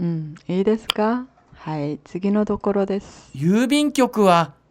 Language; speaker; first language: Japanese; non-native, fluent; Korean